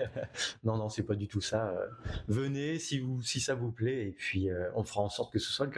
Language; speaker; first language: French; native; French